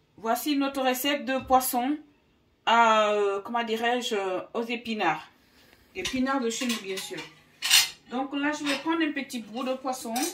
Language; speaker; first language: French; non-native, local second language; Fang